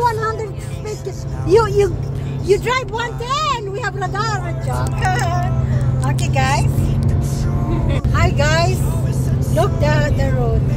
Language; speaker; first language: English; non-native, learner; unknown